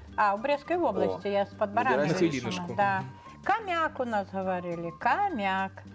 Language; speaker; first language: Belarusian; non-native, local second language; Russian